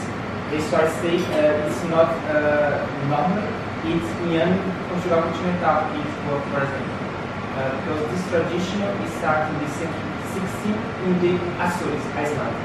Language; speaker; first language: English; non-native, learner; Portuguese